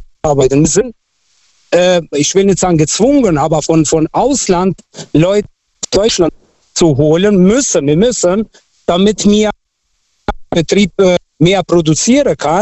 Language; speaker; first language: German; early bilingual, other home language; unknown